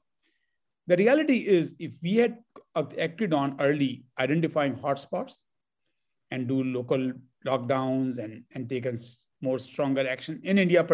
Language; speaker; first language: English; non-native, local second language; Hindi